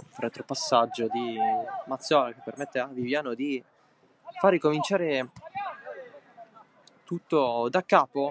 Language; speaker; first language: Italian; native; Italian